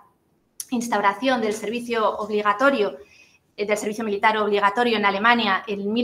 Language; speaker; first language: Spanish; native; Spanish